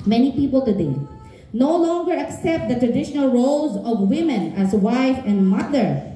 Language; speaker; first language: English; non-native, local second language; Filipino